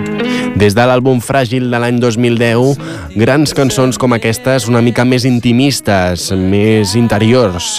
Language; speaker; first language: Catalan; native; Catalan